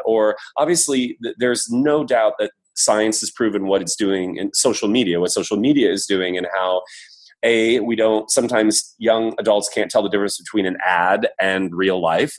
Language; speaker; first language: English; native; English